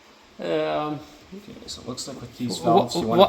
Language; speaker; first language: English; native; English